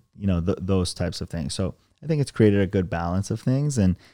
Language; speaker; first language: English; early bilingual, other home language; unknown